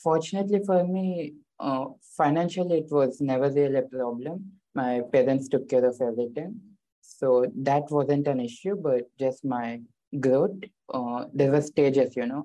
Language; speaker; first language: English; non-native, local second language; Telugu